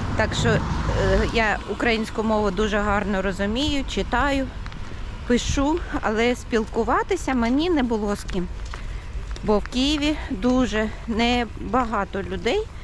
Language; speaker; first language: Ukrainian; non-native, local second language; Russian